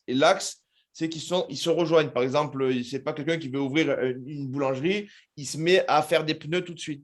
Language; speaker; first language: French; native; French